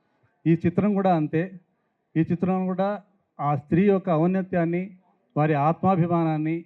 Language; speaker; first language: Telugu; native; Telugu